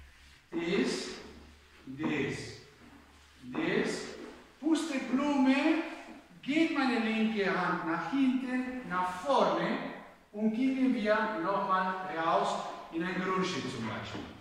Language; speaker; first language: German; non-native, fluent; Spanish